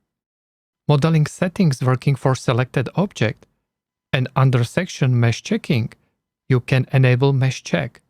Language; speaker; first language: English; non-native, learner; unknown